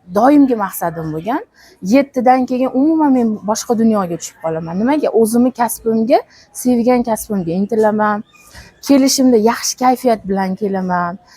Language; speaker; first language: Uzbek; native; Uzbek